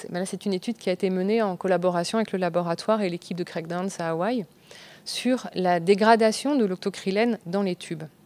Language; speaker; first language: French; native; French